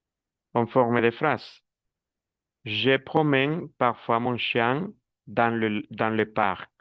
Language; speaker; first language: French; non-native, fluent; Spanish